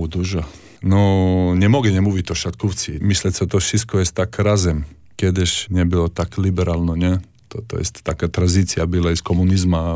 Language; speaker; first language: Polish; non-native, learner; Croatian